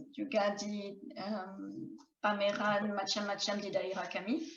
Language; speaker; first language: Indonesian; non-native, fluent; French